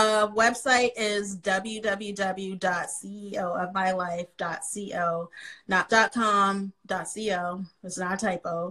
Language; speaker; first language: English; native; English